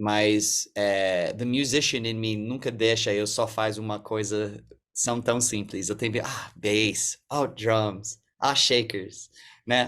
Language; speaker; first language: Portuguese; early bilingual, heritage; English